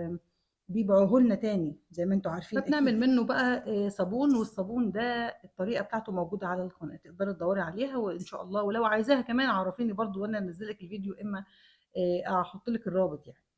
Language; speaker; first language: Arabic; native; Arabic